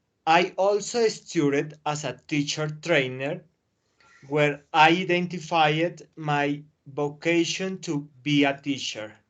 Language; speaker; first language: English; non-native, learner; Spanish